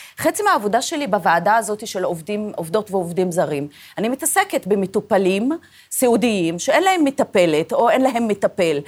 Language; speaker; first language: Hebrew; non-native, local second language; Arabic